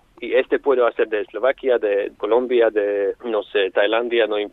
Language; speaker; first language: Spanish; non-native, fluent; Slovak